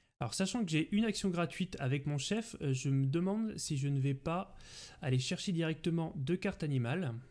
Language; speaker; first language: French; native; French